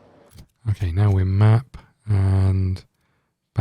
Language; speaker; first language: English; native; English